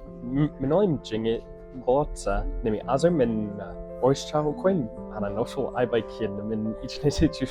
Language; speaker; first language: Kyrgyz; non-native, learner; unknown